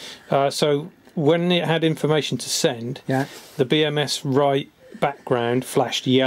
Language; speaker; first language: English; native; English